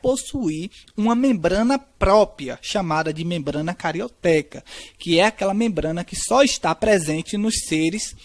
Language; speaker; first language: Portuguese; native; Portuguese